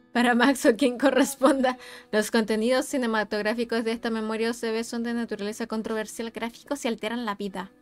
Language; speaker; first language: Spanish; native; Spanish